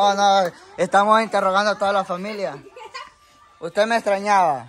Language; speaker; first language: Spanish; native; Spanish